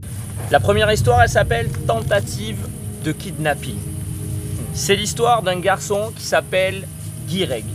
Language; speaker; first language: French; native; French